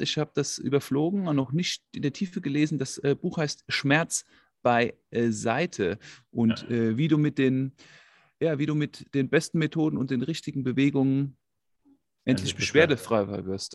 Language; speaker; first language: German; native; German